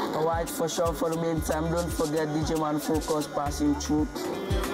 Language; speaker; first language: English; non-native, local second language; Krio